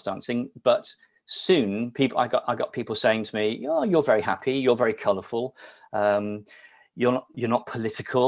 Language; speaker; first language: English; native; English